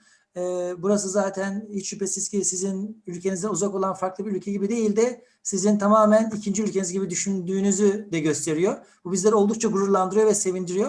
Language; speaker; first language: Turkish; native; Turkish